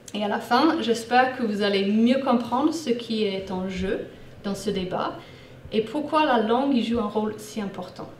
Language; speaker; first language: French; non-native, fluent; English